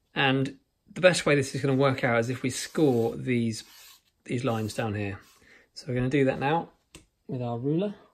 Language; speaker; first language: English; native; English